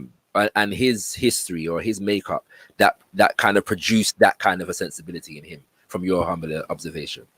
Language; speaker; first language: English; native; English